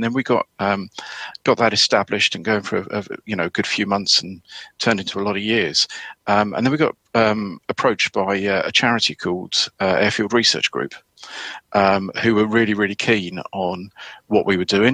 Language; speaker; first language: English; native; English